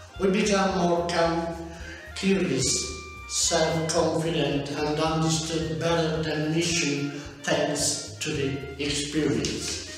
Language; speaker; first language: English; non-native, learner; Italian